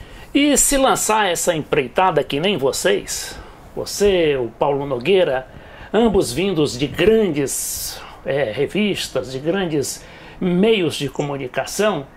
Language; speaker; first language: Portuguese; native; Portuguese